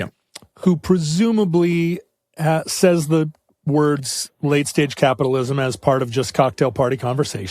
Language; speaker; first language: English; native; English